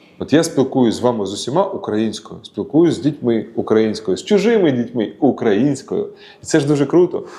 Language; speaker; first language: Ukrainian; non-native, local second language; Russian